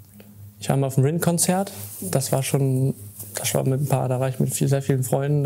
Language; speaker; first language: German; native; German